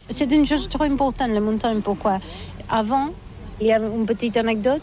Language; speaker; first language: French; non-native, learner; Catalan